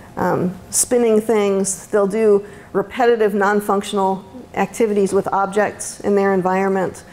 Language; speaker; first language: English; native; English